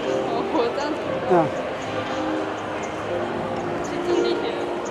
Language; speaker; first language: Chinese; native; Chinese